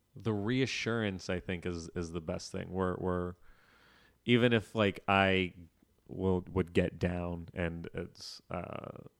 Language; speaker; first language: English; native; English